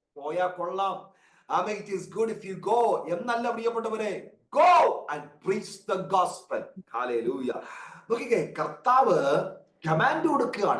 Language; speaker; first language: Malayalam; early bilingual, heritage; Malayalam